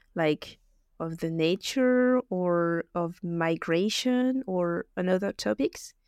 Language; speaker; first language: English; non-native, learner; French